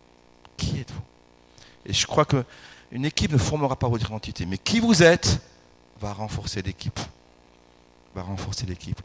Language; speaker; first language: French; native; French